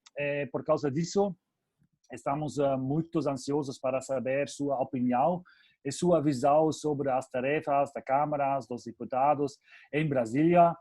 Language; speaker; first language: Portuguese; non-native, fluent; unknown